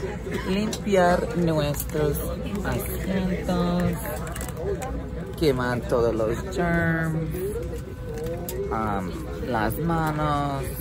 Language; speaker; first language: Spanish; early bilingual, heritage; English